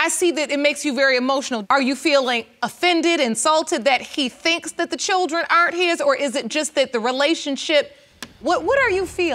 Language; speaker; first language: English; native; English